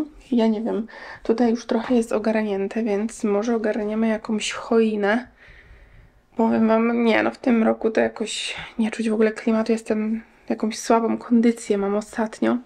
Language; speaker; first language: Polish; native; Polish